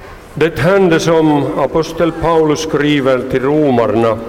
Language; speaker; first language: Swedish; non-native, local second language; Finnish